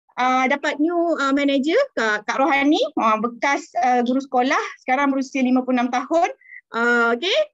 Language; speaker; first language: Malay; native; Malay